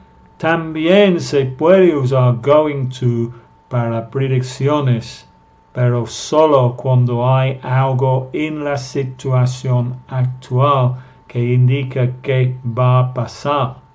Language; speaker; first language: Spanish; non-native, fluent; English